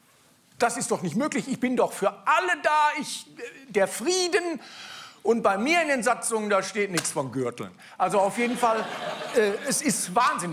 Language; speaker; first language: German; native; German